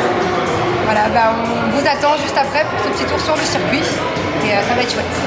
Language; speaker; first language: French; native; French